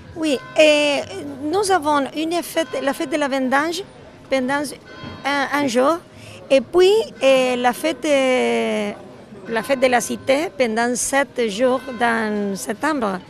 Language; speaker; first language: French; non-native, local second language; Basque